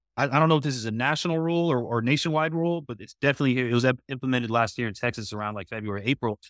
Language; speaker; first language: English; native; English